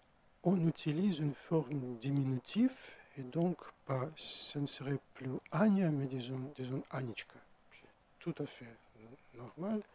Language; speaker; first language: French; non-native, fluent; Russian